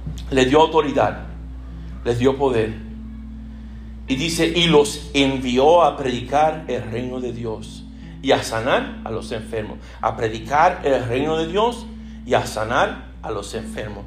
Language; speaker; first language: Spanish; early bilingual, heritage; Spanish